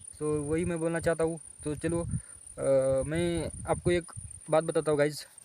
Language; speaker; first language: Hindi; non-native, local second language; Marathi